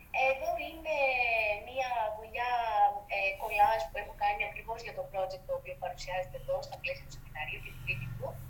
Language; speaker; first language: Greek; native; Greek